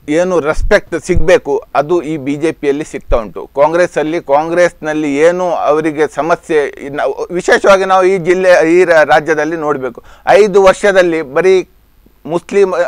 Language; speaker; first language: Kannada; native; Kannada